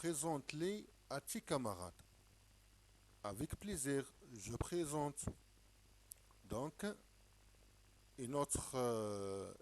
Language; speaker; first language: French; non-native, local second language; Arabic